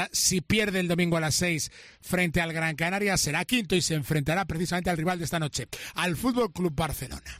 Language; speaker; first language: Spanish; native; Spanish